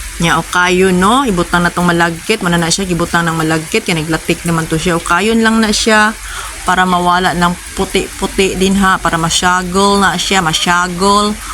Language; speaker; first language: Cebuano; non-native, local second language; Hiligaynon